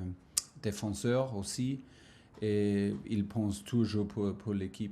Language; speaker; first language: French; non-native, learner; German